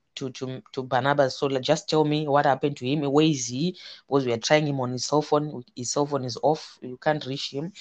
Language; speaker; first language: English; non-native, local second language; Shona